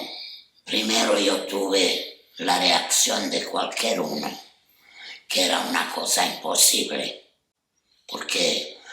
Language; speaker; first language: Spanish; non-native, fluent; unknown